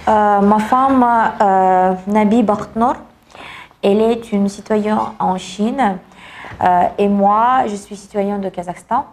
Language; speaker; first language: French; non-native, learner; Kazakh